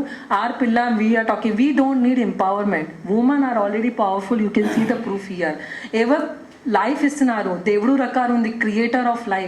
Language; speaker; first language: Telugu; non-native, local second language; Hindi